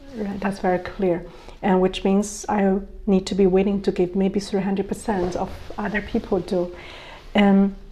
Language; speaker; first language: English; non-native, fluent; Chinese